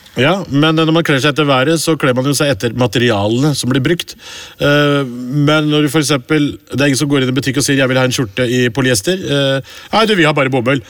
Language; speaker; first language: Norwegian; early bilingual, other home language; Urdu